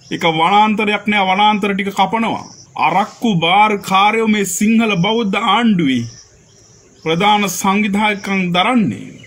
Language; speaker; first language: Sinhala; native; Sinhala